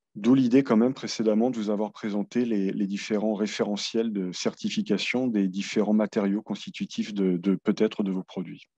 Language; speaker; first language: French; native; French